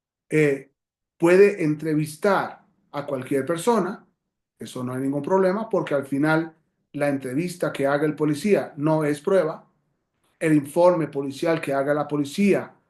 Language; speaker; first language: Spanish; native; Spanish